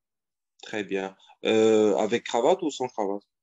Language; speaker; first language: French; non-native, fluent; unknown